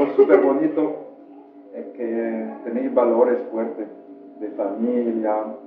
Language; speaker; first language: Spanish; non-native, fluent; French